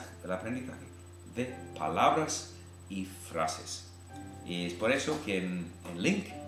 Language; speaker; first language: Spanish; non-native, fluent; English